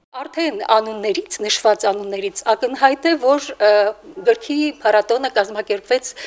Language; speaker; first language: Armenian; native; Armenian